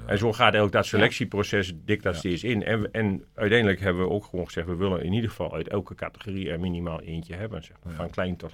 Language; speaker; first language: Dutch; native; Dutch